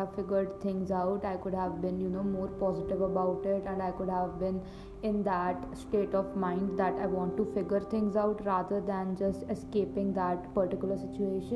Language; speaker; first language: English; non-native, local second language; Punjabi